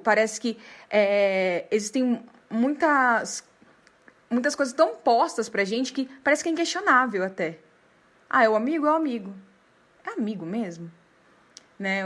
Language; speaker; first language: Portuguese; native; Portuguese